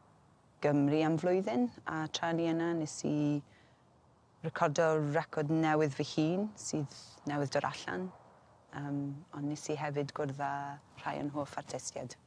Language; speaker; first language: Welsh; native; Welsh